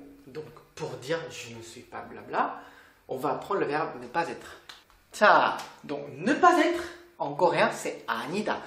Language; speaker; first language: French; non-native, fluent; Korean